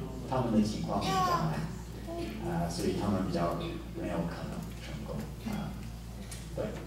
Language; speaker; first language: Chinese; non-native, fluent; English